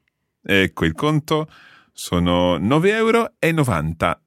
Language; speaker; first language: Italian; non-native, fluent; English